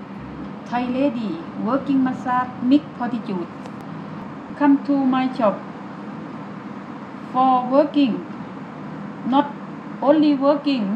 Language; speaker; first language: English; non-native, learner; Thai